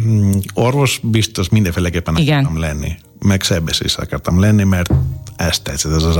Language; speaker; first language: Hungarian; non-native, learner; Greek